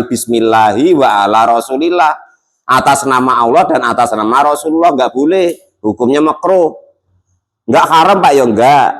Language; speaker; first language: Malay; non-native, local second language; Javanese